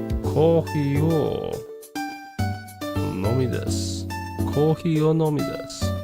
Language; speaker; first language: Japanese; non-native, learner; English